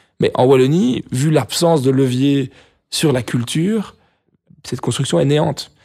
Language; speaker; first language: French; native; French